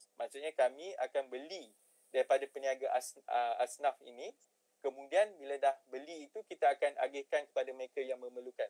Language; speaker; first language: Malay; native; Malay